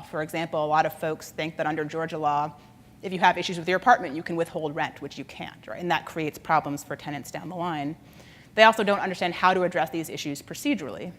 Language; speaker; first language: English; native; English